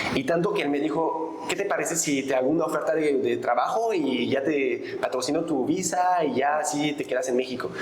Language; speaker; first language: Spanish; non-native, fluent; French